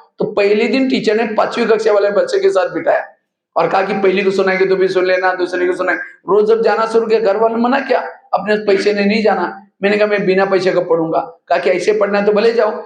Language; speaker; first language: Hindi; non-native, local second language; Marathi